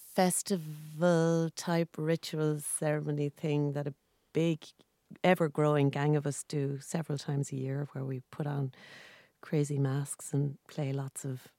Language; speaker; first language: English; non-native, local second language; Irish